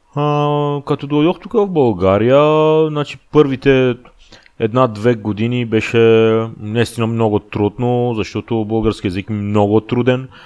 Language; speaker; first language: Bulgarian; non-native, fluent; Persian